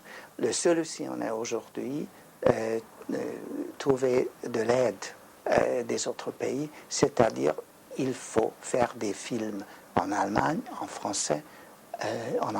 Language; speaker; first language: French; non-native, learner; Hungarian